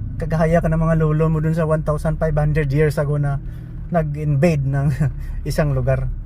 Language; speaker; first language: Filipino; non-native, local second language; Hiligaynon